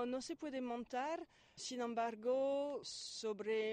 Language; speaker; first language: Spanish; non-native, fluent; French